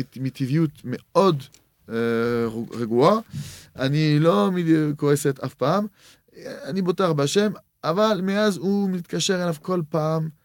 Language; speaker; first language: Hebrew; non-native, fluent; French